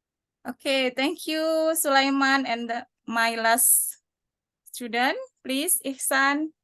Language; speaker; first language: English; non-native, learner; Indonesian